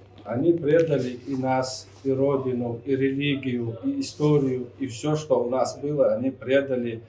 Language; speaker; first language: Russian; non-native, local second language; Chechen